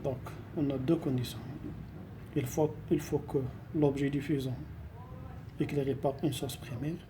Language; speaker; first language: French; non-native, local second language; Arabic